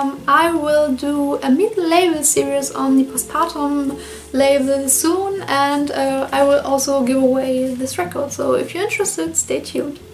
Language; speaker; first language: English; non-native, fluent; German